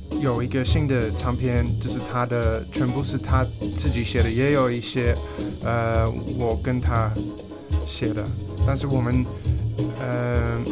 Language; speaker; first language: Chinese; non-native, fluent; English